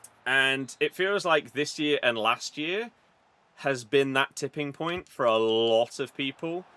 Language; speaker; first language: English; native; English